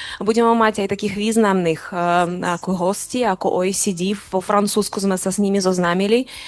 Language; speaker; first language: Slovak; non-native, fluent; Ukrainian